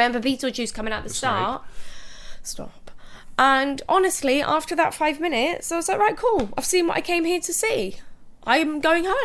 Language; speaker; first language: English; native; English